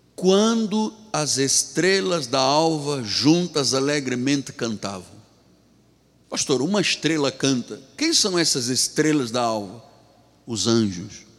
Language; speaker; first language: Portuguese; native; Portuguese